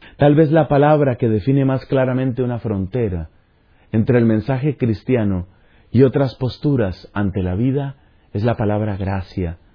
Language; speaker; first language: Spanish; native; Spanish